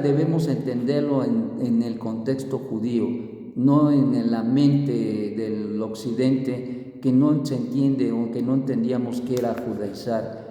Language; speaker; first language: Spanish; native; Spanish